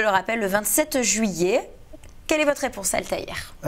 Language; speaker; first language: French; native; French